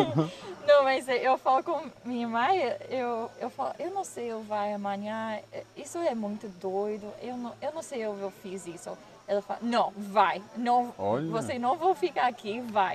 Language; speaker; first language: Portuguese; non-native, learner; English